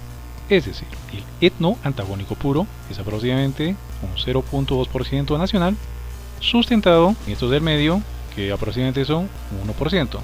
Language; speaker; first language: Spanish; native; Spanish